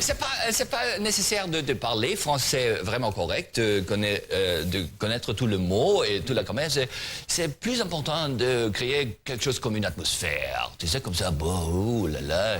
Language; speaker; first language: French; non-native, learner; German